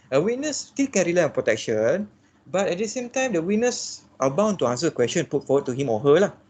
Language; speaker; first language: English; non-native, local second language; Malay